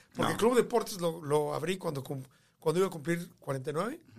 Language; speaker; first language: Spanish; native; Spanish